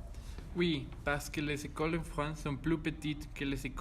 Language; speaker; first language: French; non-native, learner; Spanish